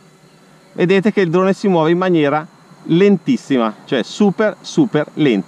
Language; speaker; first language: Italian; native; Italian